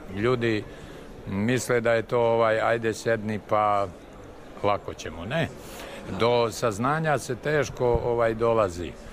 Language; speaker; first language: Serbian; native; Serbian